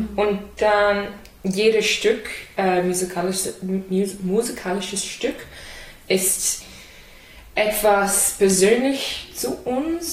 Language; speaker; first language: German; non-native, learner; English